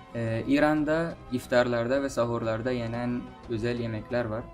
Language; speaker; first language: Turkish; non-native, fluent; Persian